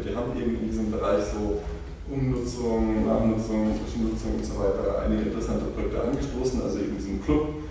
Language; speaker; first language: German; native; German